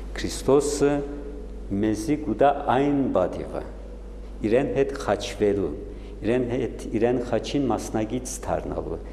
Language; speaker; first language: Armenian; native; Armenian